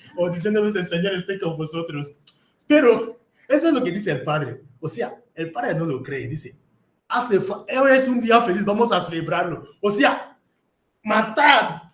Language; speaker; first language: Spanish; non-native, fluent; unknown